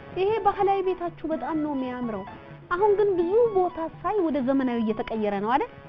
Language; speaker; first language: Amharic; native; Amharic